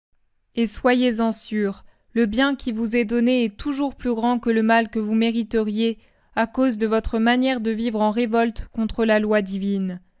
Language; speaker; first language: French; native; French